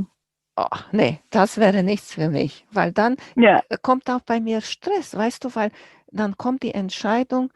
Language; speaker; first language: German; non-native, fluent; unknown